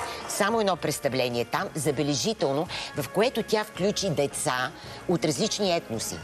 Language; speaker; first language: Bulgarian; native; Bulgarian